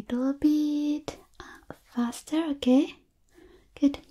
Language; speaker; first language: English; non-native, fluent; Spanish